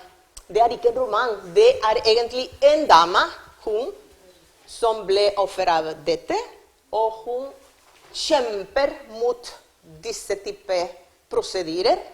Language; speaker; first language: Norwegian; non-native, learner; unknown